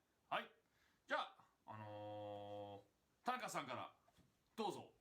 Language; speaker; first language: Japanese; non-native, learner; English